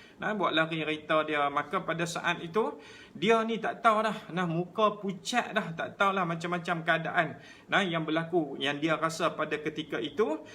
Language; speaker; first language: Malay; native; Malay